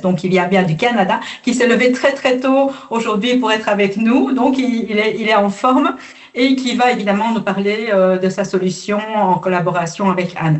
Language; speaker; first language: French; native; French